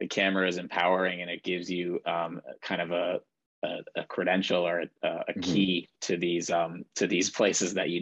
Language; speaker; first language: English; native; English